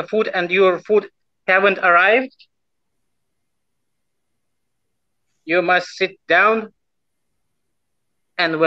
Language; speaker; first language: English; non-native, fluent; Lithuanian